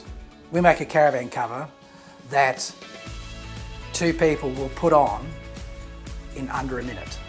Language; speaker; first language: English; early bilingual, other home language; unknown